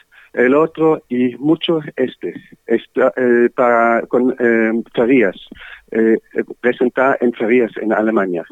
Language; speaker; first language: Spanish; non-native, learner; German